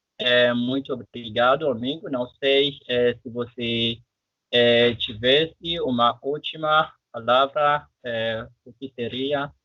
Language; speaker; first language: Portuguese; non-native, fluent; French